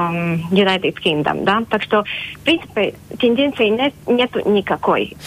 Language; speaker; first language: Russian; non-native, local second language; Latvian